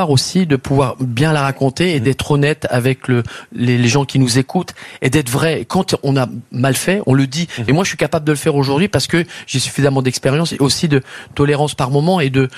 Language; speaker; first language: French; native; French